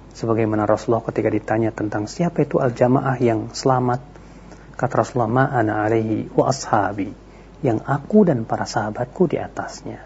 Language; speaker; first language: Indonesian; native; Indonesian